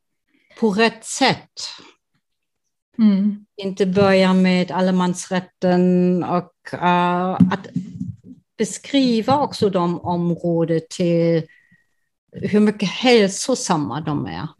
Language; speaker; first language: Swedish; non-native, fluent; German